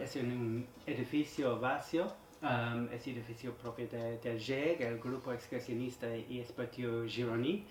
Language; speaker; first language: Spanish; non-native, learner; English